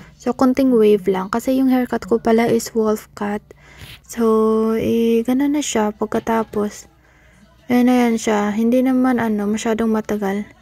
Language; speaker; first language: Filipino; non-native, local second language; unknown